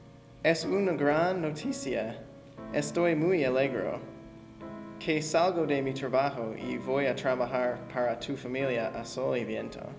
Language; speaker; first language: Spanish; non-native, learner; English